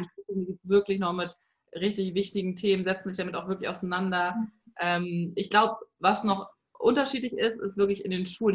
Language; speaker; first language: German; early bilingual, heritage; German